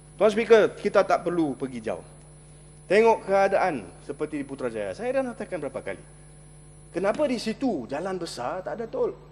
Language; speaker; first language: Malay; non-native, local second language; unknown